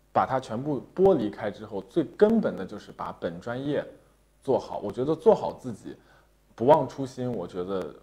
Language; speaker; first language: Chinese; native; Chinese